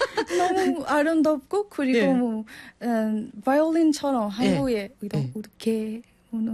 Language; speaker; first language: Korean; non-native, learner; Burmese